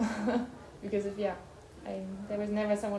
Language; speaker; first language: English; non-native, fluent; German